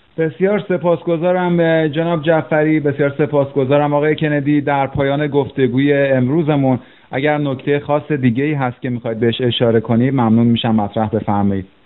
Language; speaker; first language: Persian; native; Persian